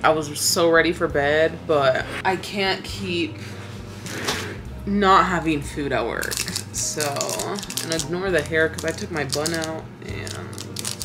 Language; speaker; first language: English; early bilingual, other home language; Spanish